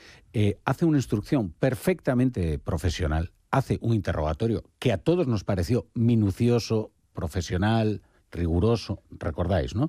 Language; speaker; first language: Spanish; native; Spanish